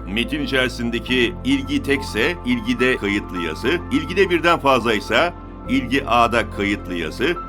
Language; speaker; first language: Turkish; native; Turkish